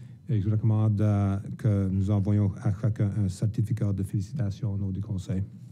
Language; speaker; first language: French; native; French